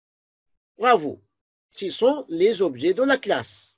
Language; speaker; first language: French; non-native, fluent; Arabic